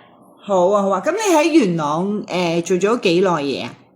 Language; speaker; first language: Cantonese; native; Cantonese